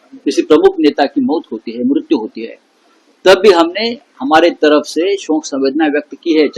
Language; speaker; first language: Hindi; non-native, local second language; Marathi